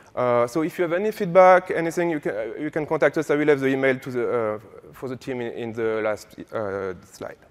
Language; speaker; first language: English; non-native, fluent; French